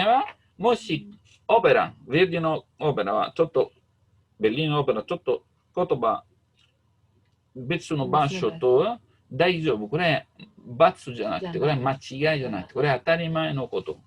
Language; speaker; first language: Japanese; non-native, learner; Italian